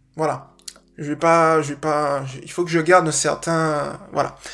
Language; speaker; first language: French; native; French